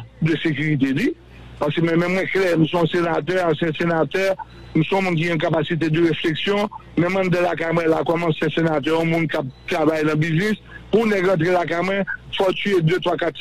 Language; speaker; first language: French; non-native, local second language; Haitian Creole